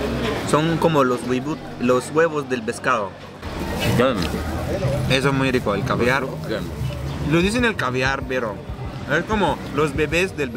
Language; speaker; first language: Spanish; non-native, fluent; Arabic